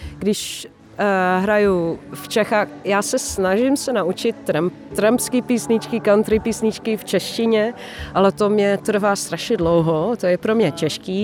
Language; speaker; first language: Czech; non-native, fluent; Dutch